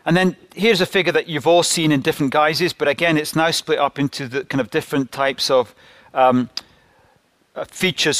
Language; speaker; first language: English; native; English